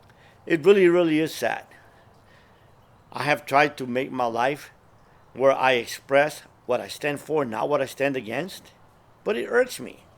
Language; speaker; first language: English; early bilingual, other home language; Spanish